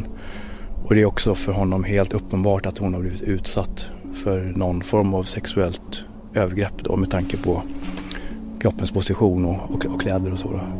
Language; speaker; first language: Swedish; native; Swedish